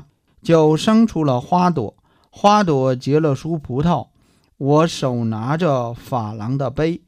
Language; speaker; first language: Chinese; native; Chinese